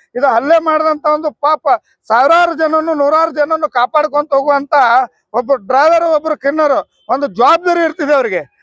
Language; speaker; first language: Kannada; native; Kannada